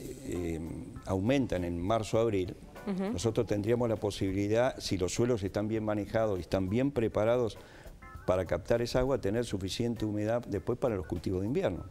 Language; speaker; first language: Spanish; native; Spanish